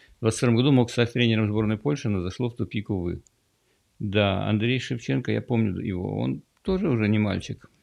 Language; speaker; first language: Russian; native; Russian